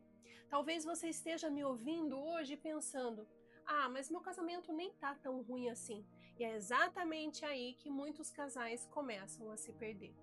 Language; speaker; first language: Portuguese; native; Portuguese